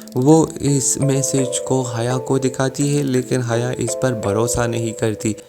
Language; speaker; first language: Urdu; native; Urdu